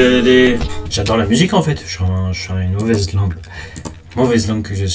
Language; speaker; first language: French; native; French